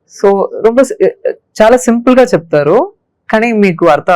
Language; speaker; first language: Telugu; non-native, learner; Tamil